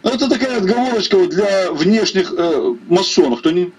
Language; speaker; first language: Russian; native; Russian